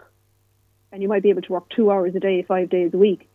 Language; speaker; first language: English; native; English